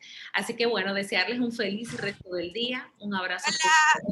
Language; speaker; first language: Spanish; native; Spanish